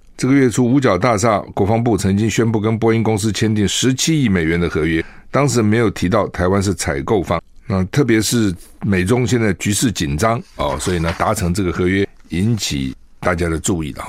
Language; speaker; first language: Chinese; native; Chinese